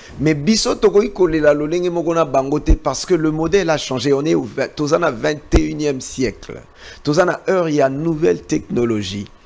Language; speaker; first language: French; non-native, local second language; Lingala